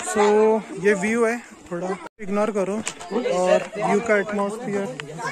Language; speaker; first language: Hindi; native; Hindi